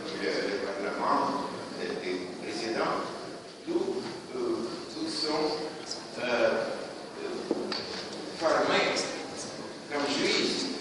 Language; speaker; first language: French; non-native, fluent; Russian